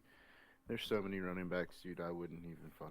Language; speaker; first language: English; native; English